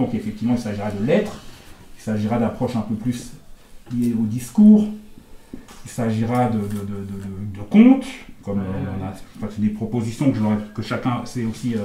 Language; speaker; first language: French; native; French